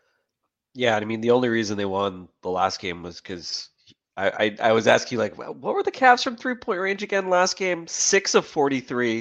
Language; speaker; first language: English; native; English